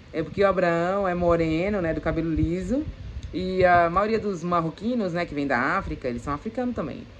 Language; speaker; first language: Portuguese; native; Portuguese